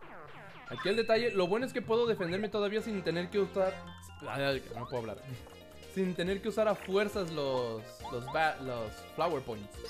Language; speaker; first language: Spanish; native; Spanish